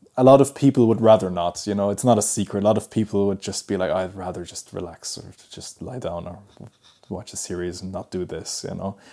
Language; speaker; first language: English; early bilingual, other home language; Pashto